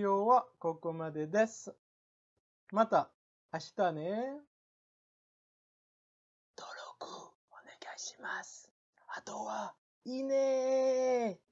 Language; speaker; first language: Japanese; non-native, fluent; French